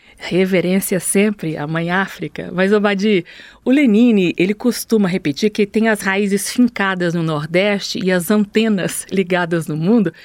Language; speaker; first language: Portuguese; native; Portuguese